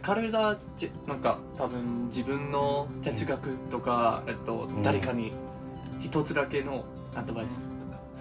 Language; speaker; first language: Japanese; non-native, fluent; English